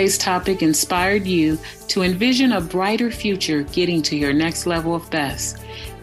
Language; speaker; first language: English; native; English